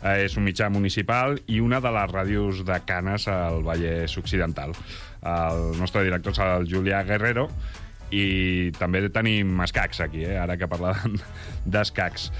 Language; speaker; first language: Catalan; native; Catalan